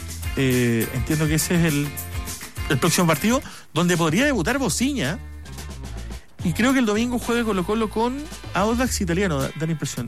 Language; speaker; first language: Spanish; native; Spanish